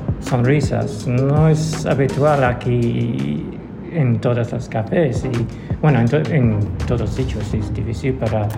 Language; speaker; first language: Spanish; non-native, learner; English